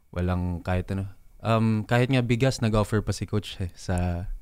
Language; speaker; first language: English; non-native, local second language; Hiligaynon